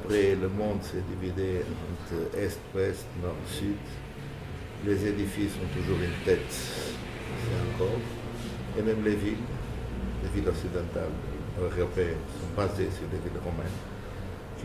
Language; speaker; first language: French; non-native, fluent; Portuguese